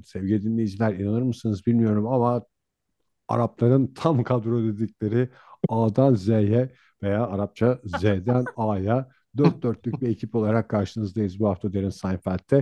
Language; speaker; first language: Turkish; native; Turkish